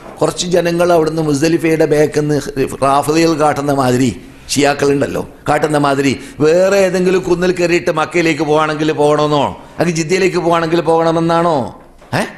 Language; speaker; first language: Malayalam; native; Malayalam